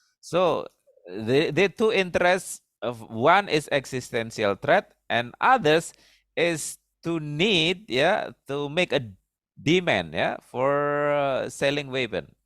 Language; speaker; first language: English; non-native, learner; Indonesian